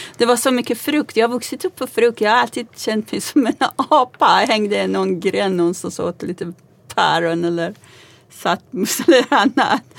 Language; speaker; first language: Swedish; non-native, fluent; Persian